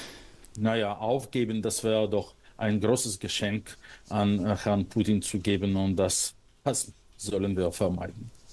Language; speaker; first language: German; non-native, fluent; Russian